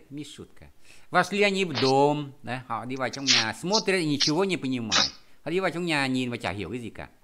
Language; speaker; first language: Vietnamese; native; Vietnamese